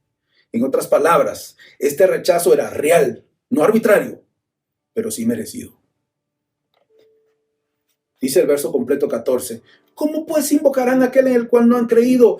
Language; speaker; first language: Spanish; native; Spanish